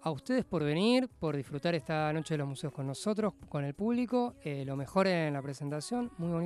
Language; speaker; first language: Spanish; native; Spanish